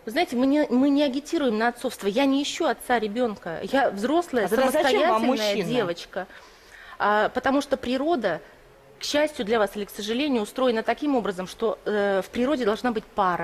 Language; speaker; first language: Russian; native; Russian